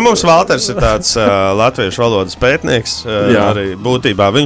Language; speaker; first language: Latvian; native; Latvian